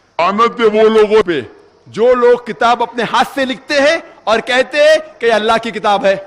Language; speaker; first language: Urdu; non-native, local second language; Konkani